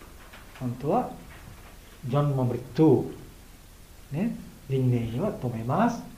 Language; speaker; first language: Japanese; non-native, learner; Bangla